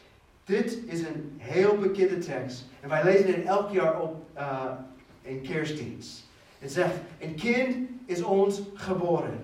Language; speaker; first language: Dutch; non-native, fluent; English